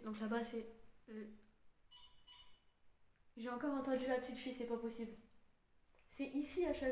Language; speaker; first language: French; native; French